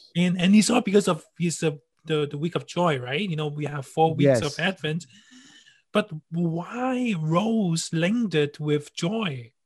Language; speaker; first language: English; non-native, local second language; Cantonese